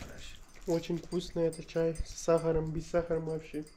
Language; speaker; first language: Russian; non-native, learner; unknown